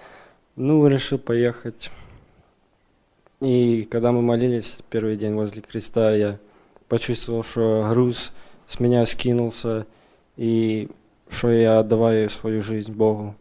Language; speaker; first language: Russian; early bilingual, heritage; Russian